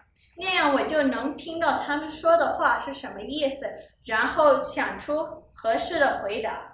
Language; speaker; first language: Chinese; early bilingual, heritage; Chinese